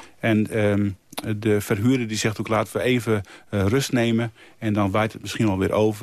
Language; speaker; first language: Dutch; native; Dutch